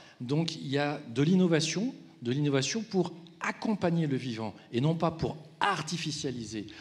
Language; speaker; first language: French; native; French